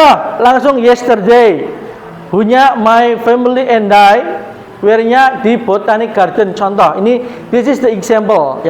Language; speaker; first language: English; non-native, learner; Indonesian